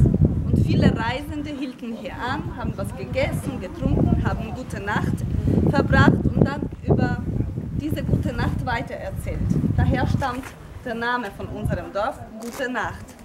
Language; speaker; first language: German; non-native, fluent; Ukrainian